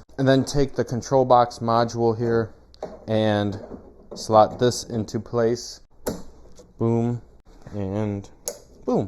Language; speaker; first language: English; native; English